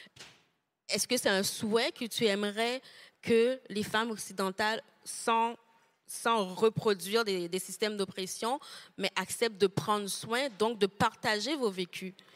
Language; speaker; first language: French; native; French